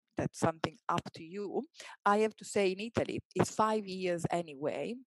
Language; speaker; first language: English; non-native, fluent; Italian